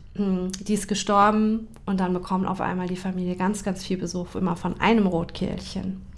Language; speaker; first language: German; native; German